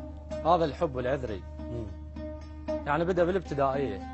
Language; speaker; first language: Arabic; native; Arabic